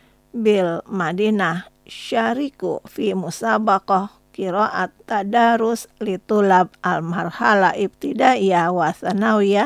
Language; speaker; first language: Arabic; non-native, fluent; Indonesian